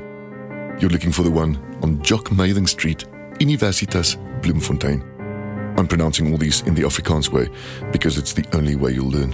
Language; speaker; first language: English; non-native, local second language; Dutch